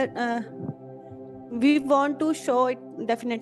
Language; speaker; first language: English; non-native, learner; Punjabi